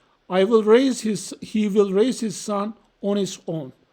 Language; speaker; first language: English; non-native, fluent; Turkish